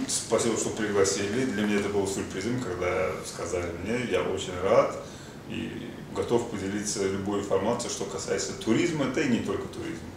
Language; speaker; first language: Russian; non-native, local second language; Azerbaijani